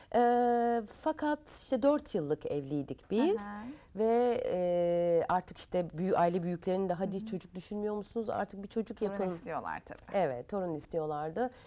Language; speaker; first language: Turkish; early bilingual, heritage; Turkish